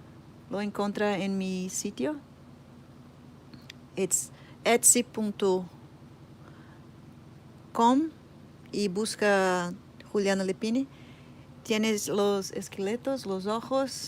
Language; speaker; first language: Spanish; non-native, learner; Portuguese